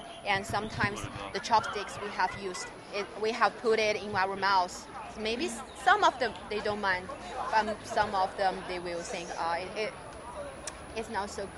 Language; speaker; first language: English; non-native, learner; Chinese